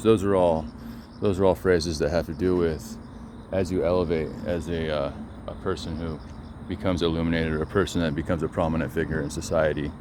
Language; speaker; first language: English; native; English